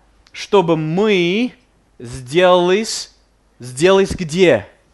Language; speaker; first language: Russian; non-native, fluent; English